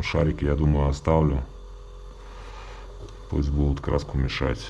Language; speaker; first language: Russian; native; Russian